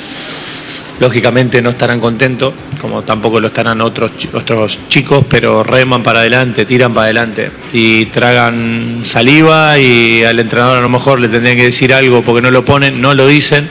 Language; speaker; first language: Spanish; native; Spanish